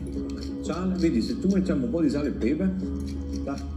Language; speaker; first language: Italian; native; Italian